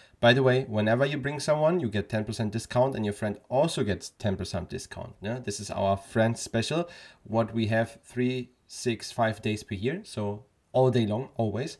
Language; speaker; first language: English; non-native, fluent; German